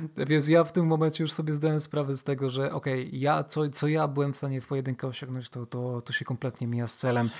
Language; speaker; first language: Polish; native; Polish